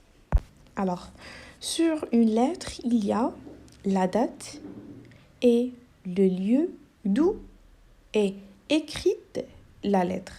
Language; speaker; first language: French; non-native, local second language; Arabic